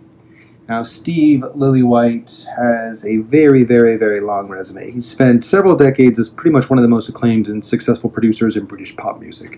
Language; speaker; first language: English; native; English